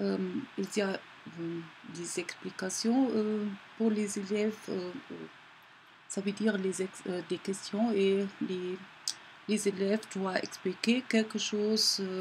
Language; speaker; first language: French; non-native, learner; German